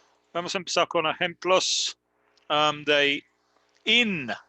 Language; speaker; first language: Spanish; non-native, learner; English